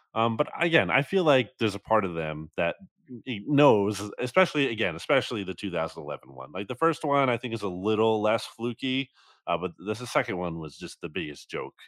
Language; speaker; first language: English; native; English